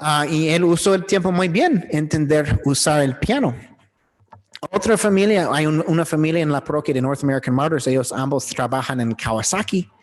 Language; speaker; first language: Spanish; non-native, learner; English